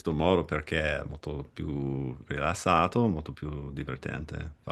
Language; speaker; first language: Italian; non-native, fluent; English